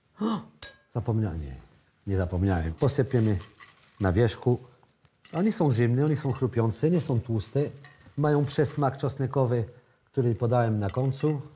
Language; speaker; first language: Polish; non-native, learner; French